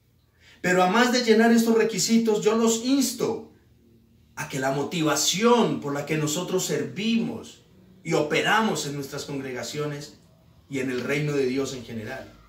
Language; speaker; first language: Spanish; native; Spanish